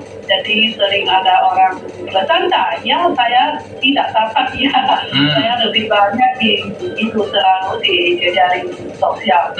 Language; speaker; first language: Indonesian; non-native, fluent; Chinese